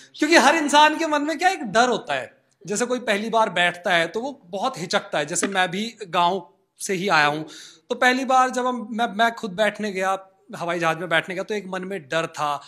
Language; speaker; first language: Hindi; native; Hindi